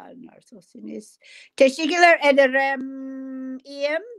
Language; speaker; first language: Turkish; non-native, learner; English